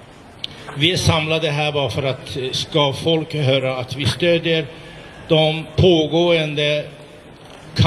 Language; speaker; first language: Swedish; non-native, fluent; Azerbaijani